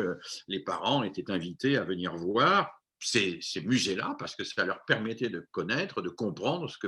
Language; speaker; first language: French; native; French